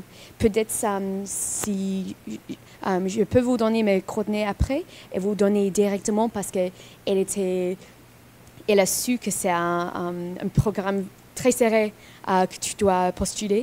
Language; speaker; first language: French; non-native, fluent; English